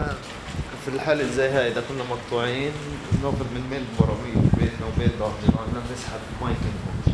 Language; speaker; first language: Arabic; native; Arabic